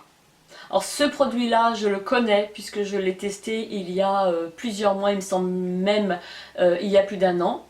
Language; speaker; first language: French; native; French